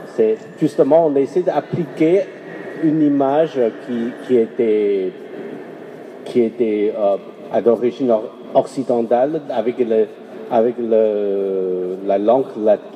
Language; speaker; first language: French; non-native, fluent; Chinese